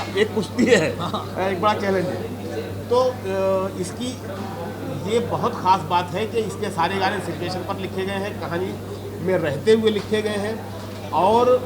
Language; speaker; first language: Hindi; native; Hindi